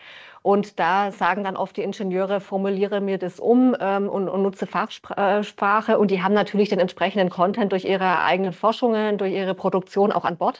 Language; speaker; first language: German; native; German